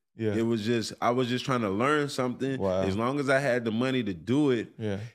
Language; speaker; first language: English; native; English